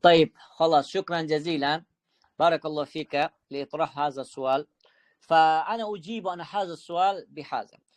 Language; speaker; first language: Arabic; non-native, fluent; Uzbek